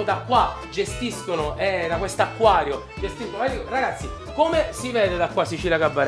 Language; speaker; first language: Italian; native; Italian